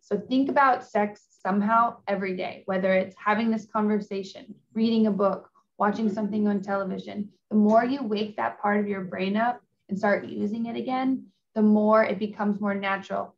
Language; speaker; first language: English; early bilingual, other home language; Spanish